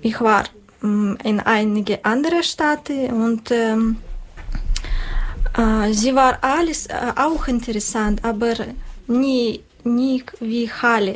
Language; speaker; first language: German; non-native, learner; Russian